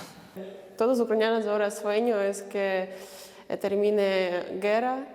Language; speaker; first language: Spanish; non-native, learner; Ukrainian